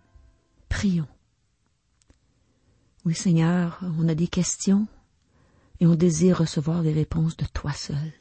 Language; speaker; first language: French; native; French